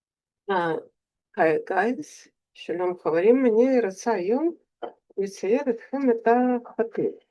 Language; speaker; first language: Hebrew; non-native, fluent; Russian